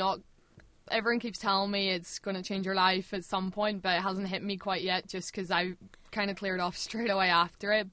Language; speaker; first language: English; native; English